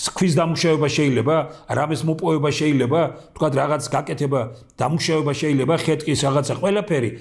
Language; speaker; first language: Georgian; native; Georgian